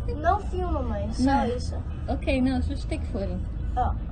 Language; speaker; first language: English; native; English